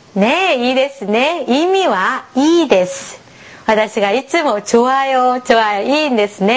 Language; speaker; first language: Japanese; non-native, fluent; Korean